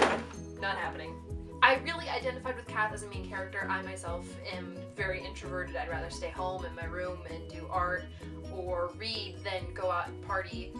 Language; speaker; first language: English; native; English